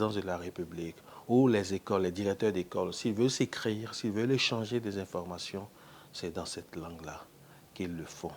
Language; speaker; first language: French; non-native, local second language; Fon